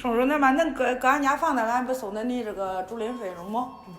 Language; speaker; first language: Chinese; native; Chinese